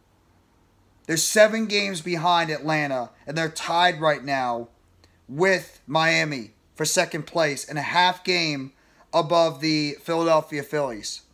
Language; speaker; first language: English; native; English